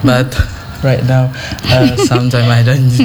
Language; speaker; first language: English; non-native, learner; Indonesian